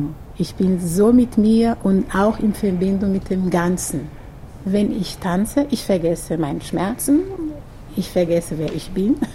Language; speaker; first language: German; non-native, fluent; Portuguese